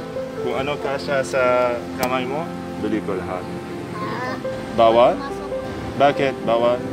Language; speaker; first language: Filipino; non-native, learner; Arabic